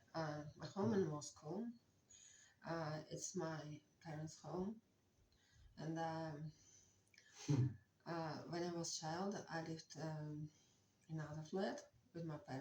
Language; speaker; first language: English; non-native, learner; Russian